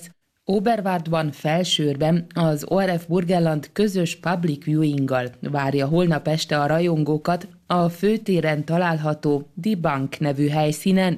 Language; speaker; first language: Hungarian; native; Hungarian